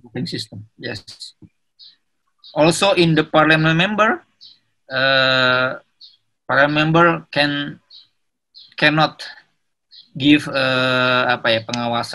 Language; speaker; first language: English; non-native, learner; Indonesian